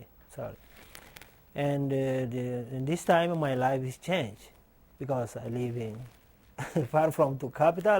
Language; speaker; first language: English; non-native, learner; Portuguese